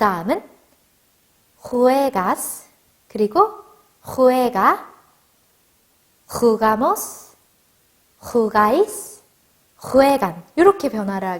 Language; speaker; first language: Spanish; non-native, fluent; Korean